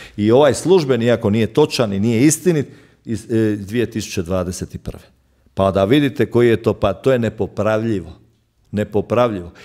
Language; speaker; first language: Croatian; native; Croatian